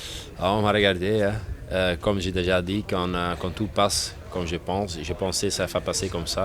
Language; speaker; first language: French; non-native, learner; Dutch